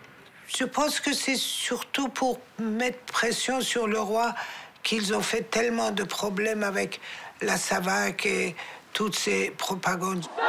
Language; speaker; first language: French; non-native, fluent; Persian